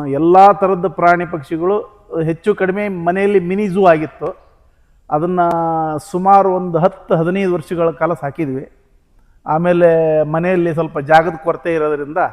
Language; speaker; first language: Kannada; native; Kannada